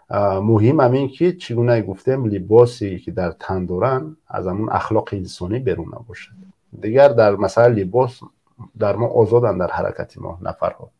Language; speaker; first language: Tajik; native; Tajik